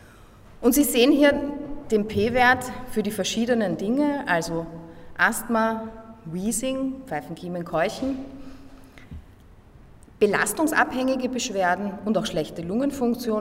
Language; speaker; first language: German; native; German